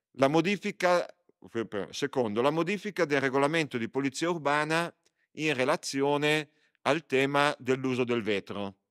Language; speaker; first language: Italian; native; Italian